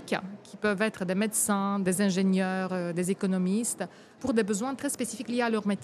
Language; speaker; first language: French; non-native, fluent; Romanian